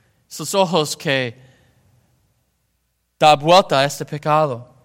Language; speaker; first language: Spanish; non-native, fluent; English